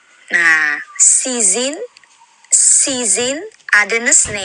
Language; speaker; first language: Turkish; non-native, learner; Indonesian